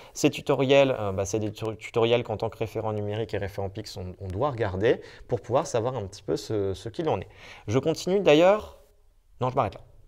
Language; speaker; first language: French; native; French